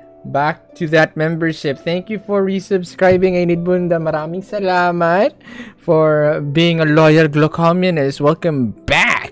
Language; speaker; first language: English; non-native, local second language; Filipino